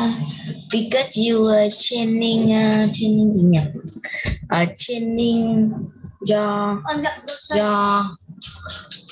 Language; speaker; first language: English; non-native, learner; Vietnamese